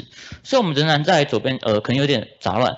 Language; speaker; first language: Chinese; native; Chinese